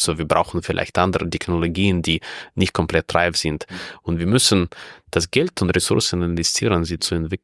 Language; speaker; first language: German; non-native, fluent; Russian